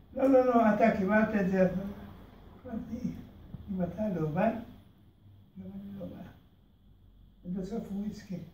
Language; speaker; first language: Hebrew; early bilingual, other home language; Hungarian